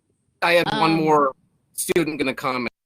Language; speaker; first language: English; native; English